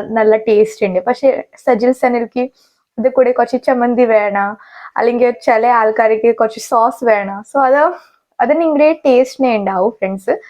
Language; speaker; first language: Malayalam; non-native, local second language; Hindi